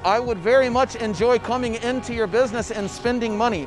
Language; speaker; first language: English; native; English